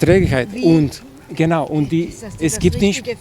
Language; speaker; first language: German; non-native, fluent; Chinese